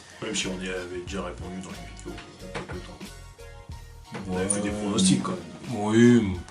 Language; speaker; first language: French; native; French